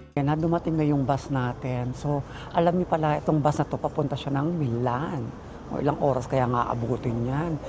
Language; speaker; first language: Filipino; native; Filipino